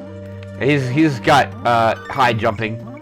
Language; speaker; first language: English; native; English